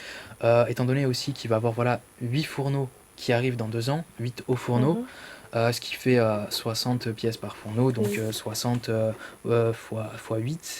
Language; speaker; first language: French; native; French